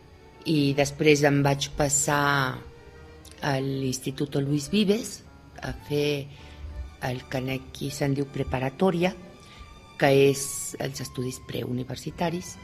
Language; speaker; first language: Catalan; early bilingual, heritage; Catalan